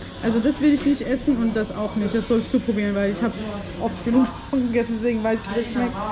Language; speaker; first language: German; early bilingual, other home language; Arabic